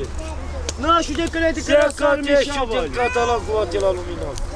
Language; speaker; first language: French; non-native, learner; Romanian